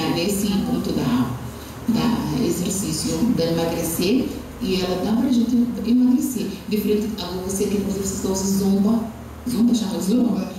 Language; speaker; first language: Portuguese; non-native, learner; Arabic